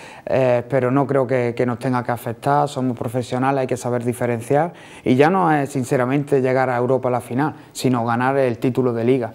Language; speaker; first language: Spanish; native; Spanish